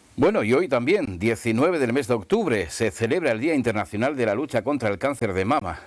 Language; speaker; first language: Spanish; native; Spanish